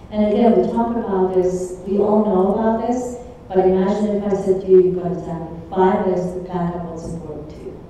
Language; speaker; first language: English; early bilingual, other home language; Czech